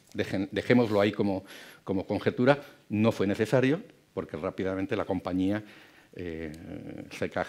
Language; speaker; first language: Spanish; native; Spanish